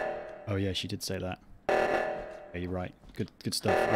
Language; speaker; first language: English; native; English